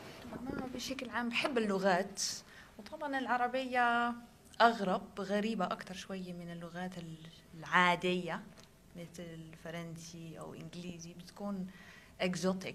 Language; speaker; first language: Arabic; non-native, fluent; Dutch